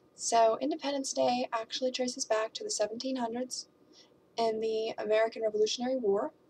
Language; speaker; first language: English; native; English